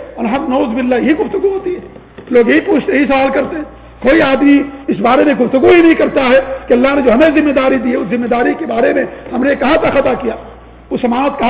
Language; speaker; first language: Urdu; native; Urdu